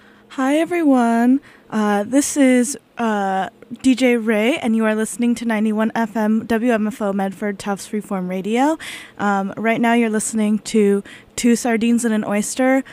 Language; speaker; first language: English; native; English